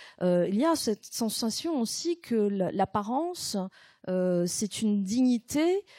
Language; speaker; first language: French; native; French